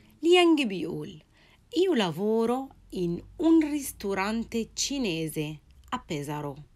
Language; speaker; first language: Italian; non-native, fluent; Arabic